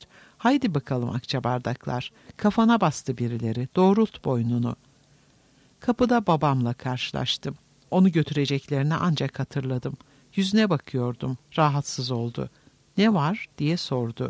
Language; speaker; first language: Turkish; native; Turkish